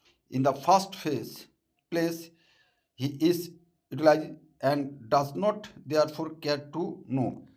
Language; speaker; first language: English; non-native, local second language; Bangla